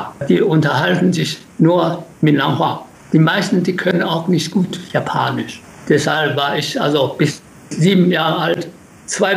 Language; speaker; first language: German; non-native, learner; Japanese